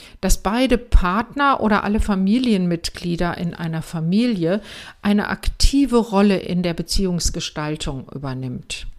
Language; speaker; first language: German; native; German